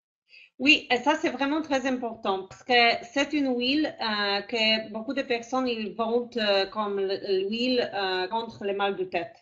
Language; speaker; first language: French; non-native, fluent; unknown